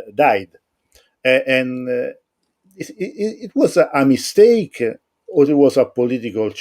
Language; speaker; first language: English; non-native, fluent; Italian